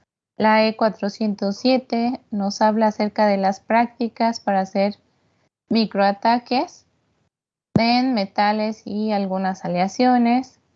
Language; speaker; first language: Spanish; native; Spanish